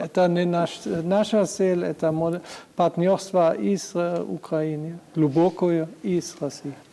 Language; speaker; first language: Russian; non-native, learner; German